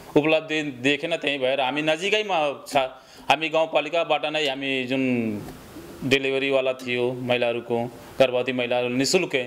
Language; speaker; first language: Nepali; non-native, local second language; Bhojpuri